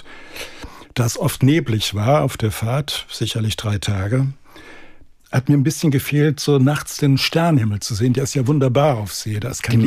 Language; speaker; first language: German; native; German